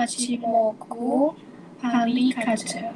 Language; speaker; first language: Korean; non-native, learner; Indonesian